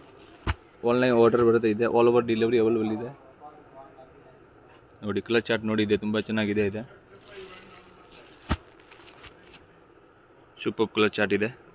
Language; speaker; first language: Kannada; non-native, local second language; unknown